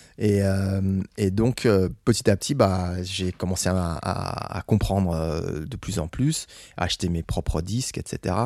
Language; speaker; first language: French; non-native, fluent; English